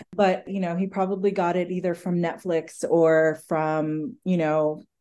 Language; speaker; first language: English; native; English